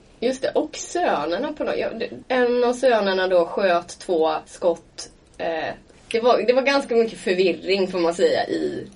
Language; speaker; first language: Swedish; native; Swedish